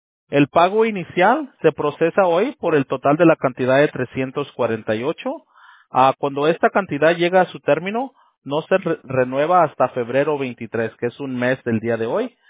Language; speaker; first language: Spanish; early bilingual, heritage; Spanish